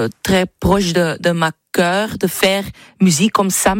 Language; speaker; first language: French; non-native, learner; English